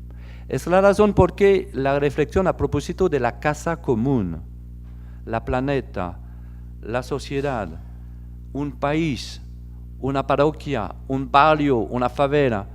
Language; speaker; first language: Spanish; non-native, fluent; French